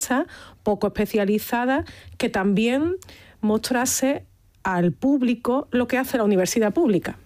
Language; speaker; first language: Spanish; native; Spanish